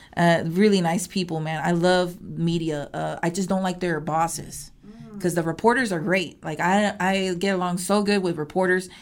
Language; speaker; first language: English; native; English